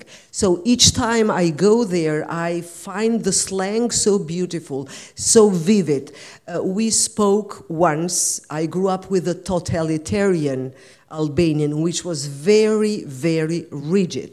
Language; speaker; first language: English; non-native, fluent; Albanian